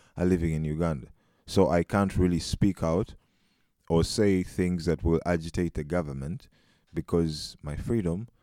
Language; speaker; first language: English; non-native, local second language; Ganda